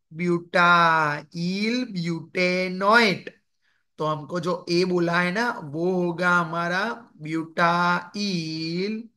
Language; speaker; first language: Hindi; non-native, local second language; Gujarati